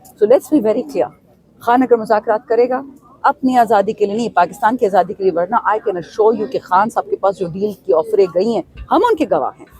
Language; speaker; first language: Urdu; non-native, local second language; Pashto